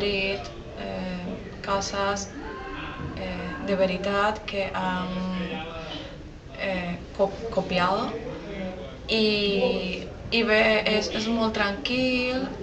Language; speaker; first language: Catalan; non-native, learner; Spanish